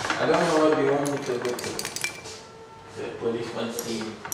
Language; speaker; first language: English; non-native, learner; Arabic